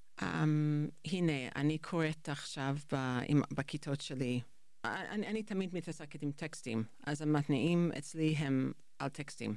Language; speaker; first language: Hebrew; non-native, fluent; English